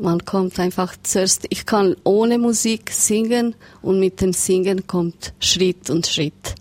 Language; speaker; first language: German; non-native, learner; Serbian